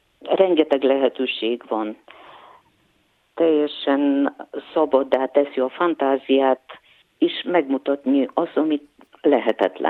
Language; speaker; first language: Hungarian; non-native, fluent; Bulgarian